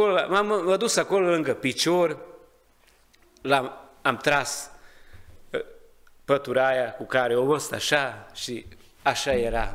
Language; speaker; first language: Romanian; non-native, learner; Hungarian